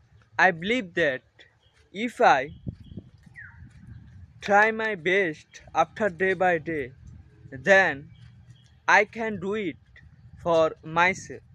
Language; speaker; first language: English; non-native, learner; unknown